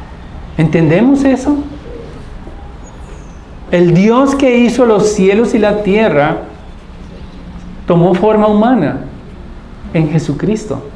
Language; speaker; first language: Spanish; native; Spanish